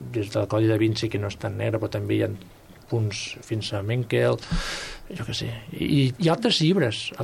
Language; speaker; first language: Catalan; native; Catalan